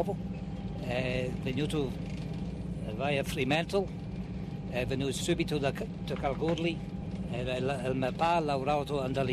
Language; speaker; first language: Italian; early bilingual, heritage; Italian